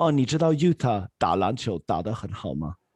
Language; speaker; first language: Chinese; non-native, fluent; Swedish